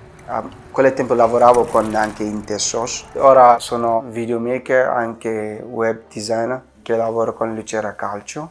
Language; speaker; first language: Italian; non-native, fluent; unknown